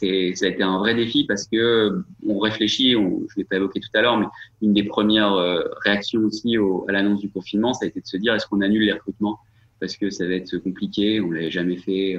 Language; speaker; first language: French; native; French